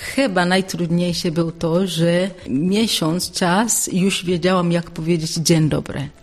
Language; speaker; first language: Polish; non-native, fluent; Swahili